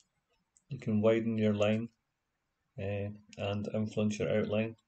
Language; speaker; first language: English; native; English